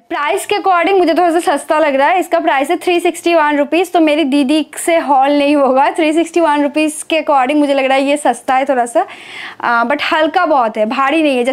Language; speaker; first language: Hindi; non-native, local second language; Bangla